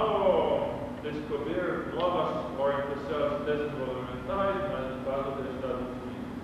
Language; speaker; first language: Portuguese; non-native, learner; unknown